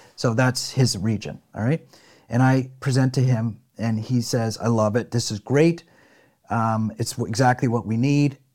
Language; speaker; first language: English; native; English